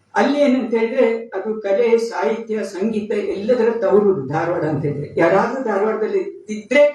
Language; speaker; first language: Kannada; native; Kannada